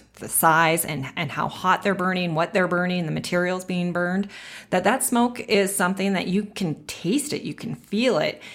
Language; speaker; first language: English; native; English